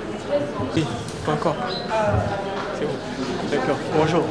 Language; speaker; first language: French; non-native, local second language; Comorian